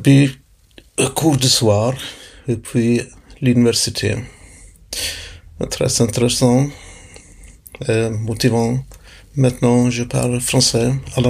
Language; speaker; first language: French; non-native, fluent; Swedish